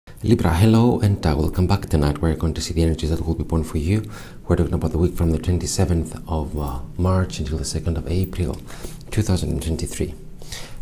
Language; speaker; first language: English; non-native, fluent; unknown